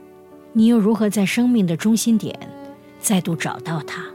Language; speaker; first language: Chinese; native; Chinese